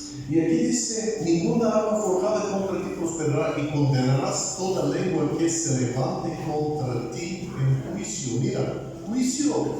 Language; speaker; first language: Spanish; non-native, fluent; Bulgarian